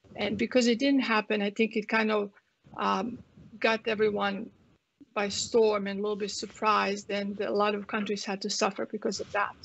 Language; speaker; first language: English; non-native, fluent; Croatian